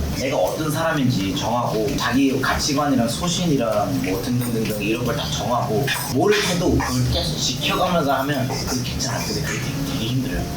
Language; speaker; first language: Korean; early bilingual, heritage; Korean